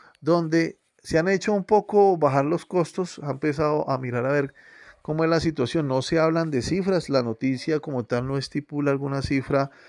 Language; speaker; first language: Spanish; native; Spanish